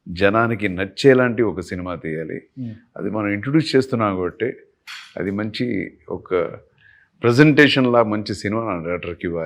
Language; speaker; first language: Telugu; native; Telugu